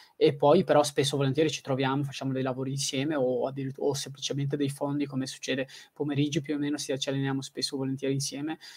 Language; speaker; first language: Italian; early bilingual, other home language; Tigrinya